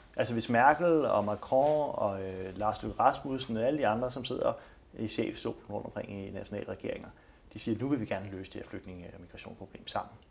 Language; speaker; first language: Danish; native; Danish